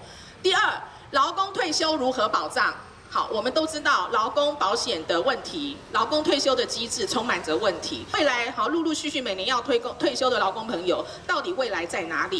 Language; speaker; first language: Chinese; native; Chinese